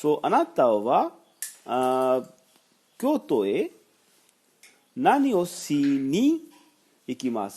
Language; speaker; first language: Japanese; non-native, fluent; Hindi